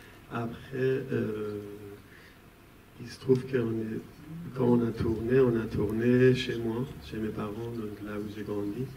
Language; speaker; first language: French; non-native, fluent; Persian